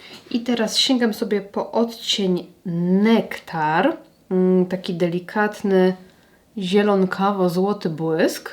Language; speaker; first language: Polish; native; Polish